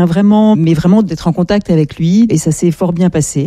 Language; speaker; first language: French; native; French